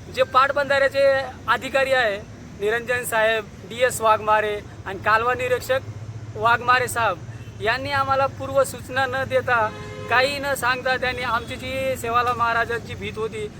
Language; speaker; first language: Marathi; non-native, local second language; Lambadi